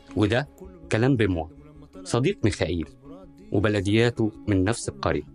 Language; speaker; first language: Arabic; native; Arabic